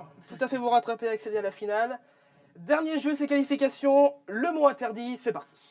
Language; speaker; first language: French; native; French